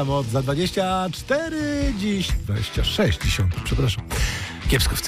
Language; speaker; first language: Polish; native; Polish